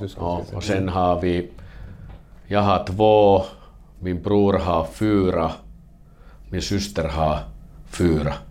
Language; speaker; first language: Swedish; non-native, learner; Finnish